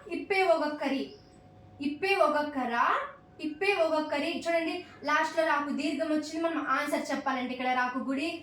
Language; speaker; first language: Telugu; non-native, local second language; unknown